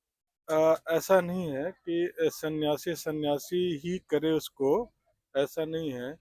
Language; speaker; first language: Hindi; native; Hindi